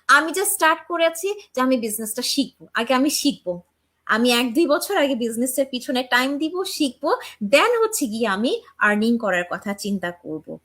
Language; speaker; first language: Bangla; early bilingual, heritage; Bangla